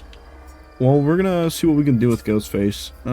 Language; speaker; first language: English; native; English